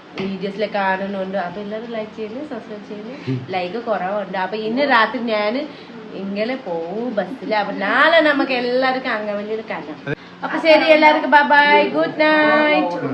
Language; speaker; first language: Malayalam; non-native, learner; Nepali